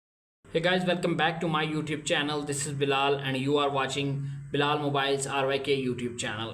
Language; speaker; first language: English; non-native, local second language; Urdu